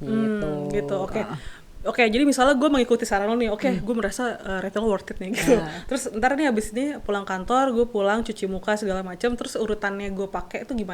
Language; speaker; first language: Indonesian; native; Indonesian